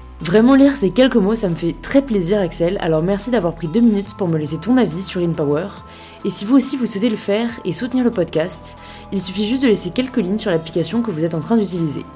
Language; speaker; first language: French; native; French